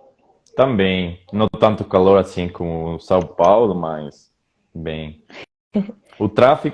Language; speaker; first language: Portuguese; non-native, learner; Spanish